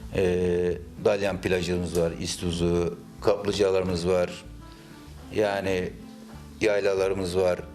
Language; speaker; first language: Turkish; native; Turkish